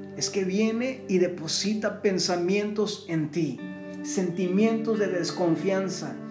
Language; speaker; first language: Spanish; early bilingual, heritage; Spanish